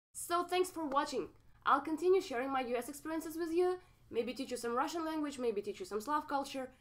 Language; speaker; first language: English; non-native, fluent; Russian